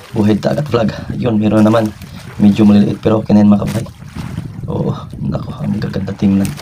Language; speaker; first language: Filipino; non-native, local second language; Cebuano